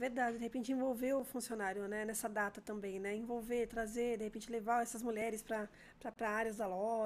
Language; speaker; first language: Portuguese; native; Portuguese